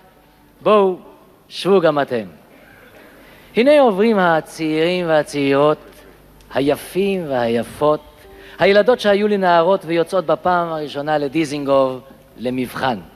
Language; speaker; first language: Hebrew; native; Hebrew